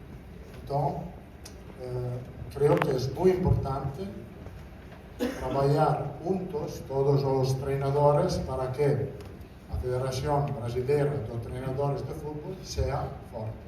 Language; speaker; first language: Portuguese; non-native, fluent; Italian